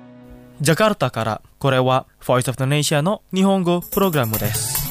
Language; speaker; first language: Japanese; non-native, fluent; Indonesian